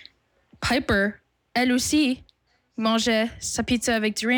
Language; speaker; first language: French; non-native, local second language; English